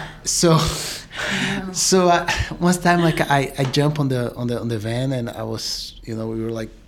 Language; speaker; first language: English; non-native, fluent; Portuguese